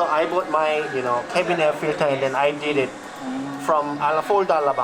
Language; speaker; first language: English; non-native, learner; Korean